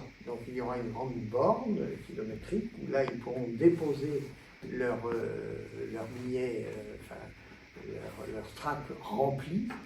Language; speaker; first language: French; native; French